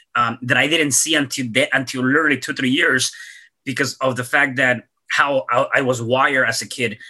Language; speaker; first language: English; early bilingual, other home language; Spanish